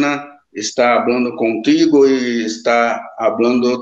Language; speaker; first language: Spanish; non-native, learner; Portuguese